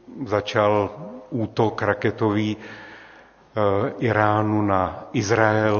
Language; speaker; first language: Czech; native; Czech